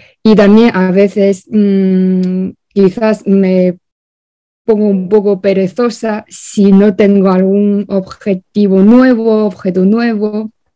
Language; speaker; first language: Spanish; non-native, fluent; Chinese